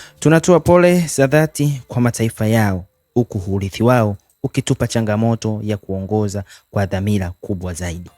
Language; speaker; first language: Swahili; native; Swahili